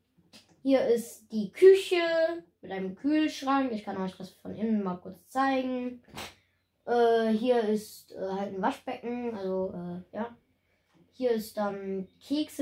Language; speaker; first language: German; native; German